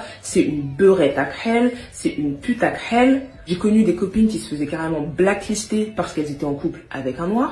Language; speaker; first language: French; native; French